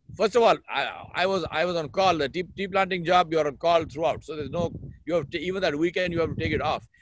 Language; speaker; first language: English; non-native, local second language; Urdu